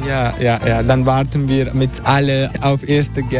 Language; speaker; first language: German; non-native, learner; Turkish